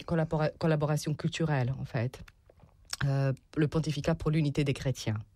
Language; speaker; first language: French; non-native, fluent; Serbian